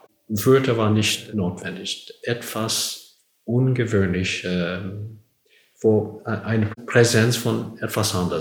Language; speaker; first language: German; non-native, learner; English